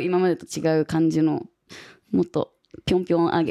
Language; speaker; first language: Japanese; early bilingual, other home language; English